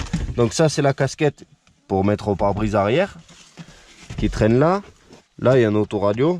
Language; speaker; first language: French; native; French